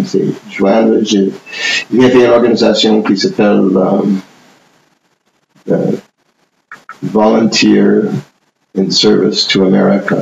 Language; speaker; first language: French; non-native, fluent; English